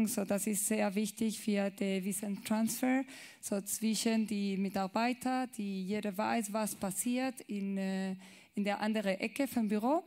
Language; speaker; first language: German; non-native, learner; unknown